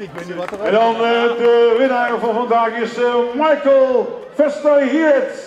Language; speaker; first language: Dutch; native; Dutch